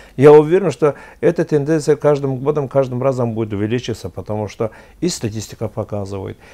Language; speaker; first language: Russian; non-native, local second language; Azerbaijani